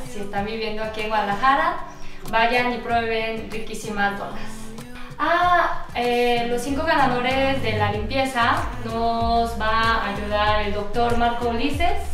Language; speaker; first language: Spanish; non-native, fluent; Korean